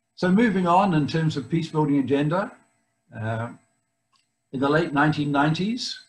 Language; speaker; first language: English; native; English